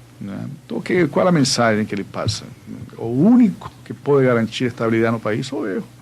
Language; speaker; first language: Portuguese; non-native, fluent; Spanish